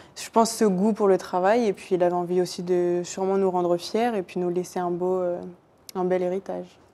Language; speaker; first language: French; native; French